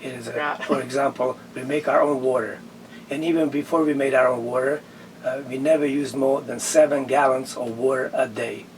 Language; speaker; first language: English; non-native, fluent; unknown